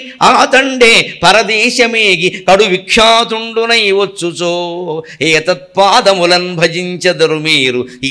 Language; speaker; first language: Telugu; native; Telugu